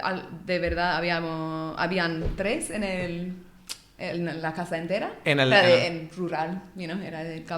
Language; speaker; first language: Spanish; non-native, learner; English